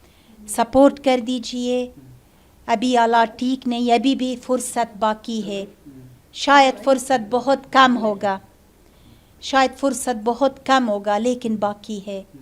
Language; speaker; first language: Hindi; non-native, learner; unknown